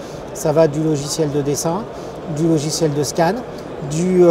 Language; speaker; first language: French; native; French